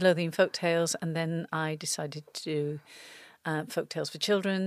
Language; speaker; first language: English; native; English